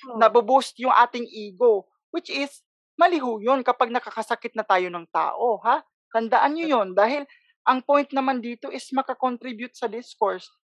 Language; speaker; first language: Filipino; non-native, local second language; Cebuano